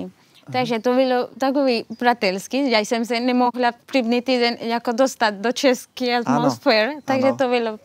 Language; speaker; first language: Czech; non-native, fluent; Spanish